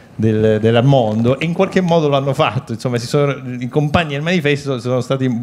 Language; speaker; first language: Italian; native; Italian